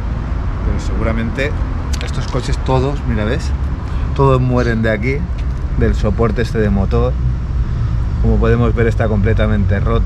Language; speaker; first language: Spanish; native; Spanish